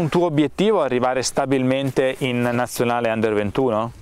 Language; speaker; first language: Italian; native; Italian